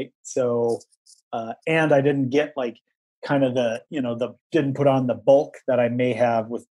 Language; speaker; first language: English; native; English